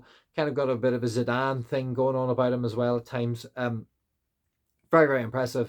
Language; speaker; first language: English; native; English